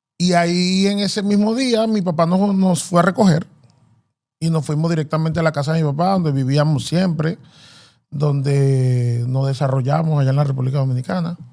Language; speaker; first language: Spanish; native; Spanish